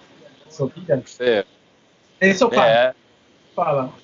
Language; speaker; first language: Portuguese; non-native, learner; English